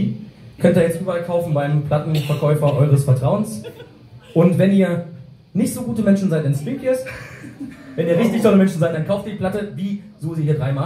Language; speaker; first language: German; native; German